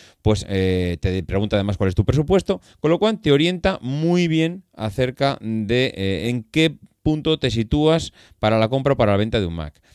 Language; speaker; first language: Spanish; native; Spanish